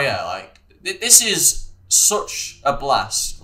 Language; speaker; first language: English; native; English